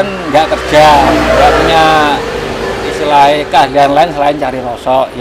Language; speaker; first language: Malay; non-native, local second language; Javanese